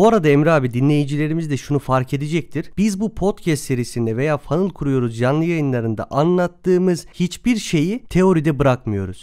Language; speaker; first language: Turkish; native; Turkish